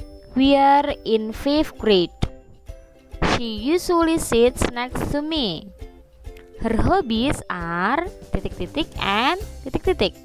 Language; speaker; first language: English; non-native, fluent; Indonesian